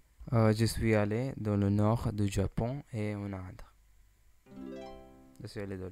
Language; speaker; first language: French; non-native, learner; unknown